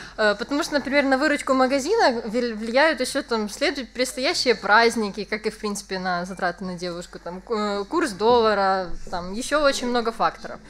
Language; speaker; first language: Russian; native; Russian